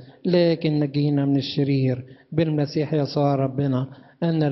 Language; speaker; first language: Arabic; native; Arabic